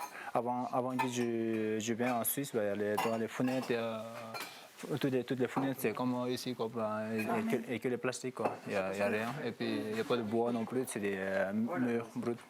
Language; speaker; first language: French; non-native, fluent; Sherpa